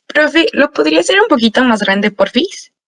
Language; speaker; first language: Spanish; native; Spanish